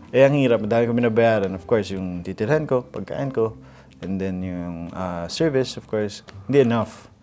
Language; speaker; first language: Filipino; native; Filipino